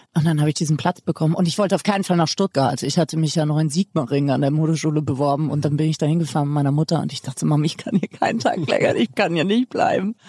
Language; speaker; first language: German; native; German